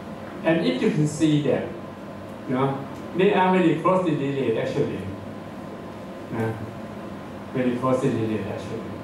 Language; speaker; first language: English; non-native, fluent; Thai